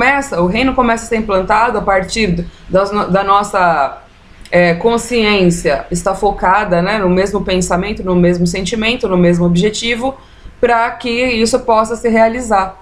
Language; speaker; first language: Portuguese; native; Portuguese